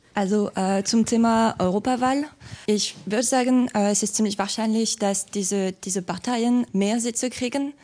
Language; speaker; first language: German; non-native, fluent; French